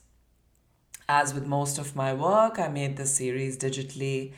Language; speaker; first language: English; non-native, local second language; Urdu